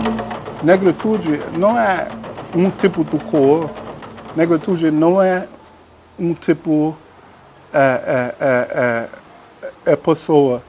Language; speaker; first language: Portuguese; non-native, learner; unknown